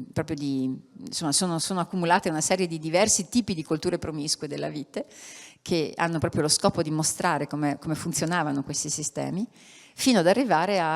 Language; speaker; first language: Italian; native; Italian